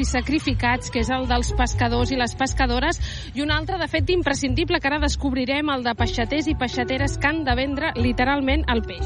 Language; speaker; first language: Catalan; native; Catalan